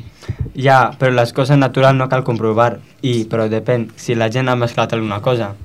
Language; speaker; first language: Catalan; non-native, learner; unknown